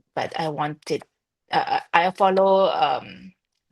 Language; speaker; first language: English; non-native, fluent; French